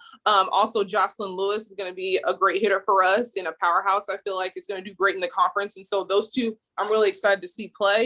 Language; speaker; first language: English; native; English